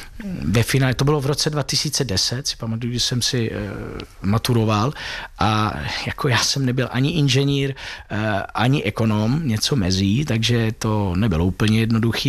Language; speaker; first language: Czech; non-native, fluent; Italian